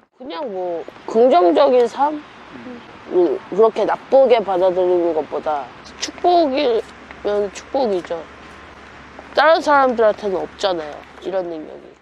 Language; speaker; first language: Korean; native; Korean